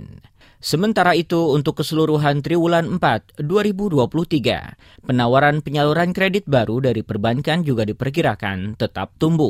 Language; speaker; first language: Indonesian; native; Indonesian